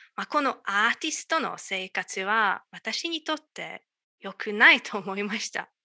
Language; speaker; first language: Japanese; non-native, learner; Hungarian